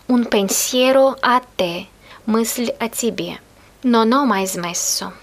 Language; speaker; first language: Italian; non-native, fluent; Russian